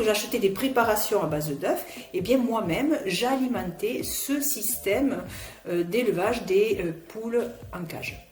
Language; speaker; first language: French; native; French